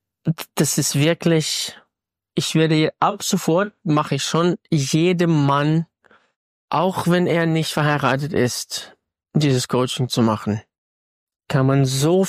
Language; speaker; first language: German; non-native, fluent; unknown